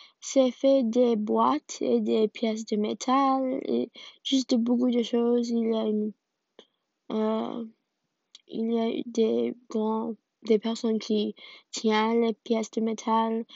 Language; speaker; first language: French; non-native, learner; English